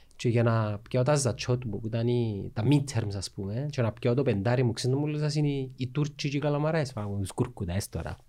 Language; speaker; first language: Greek; early bilingual, other home language; Russian